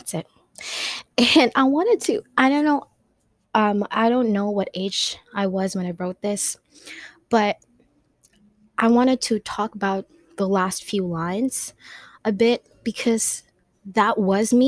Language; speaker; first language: English; non-native, local second language; Filipino